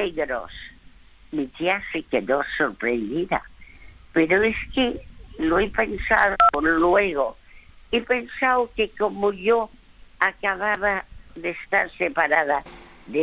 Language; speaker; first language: Spanish; early bilingual, other home language; French